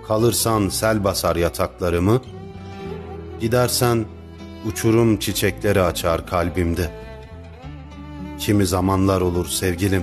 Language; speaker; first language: Turkish; native; Turkish